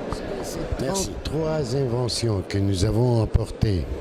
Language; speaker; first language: French; non-native, learner; Russian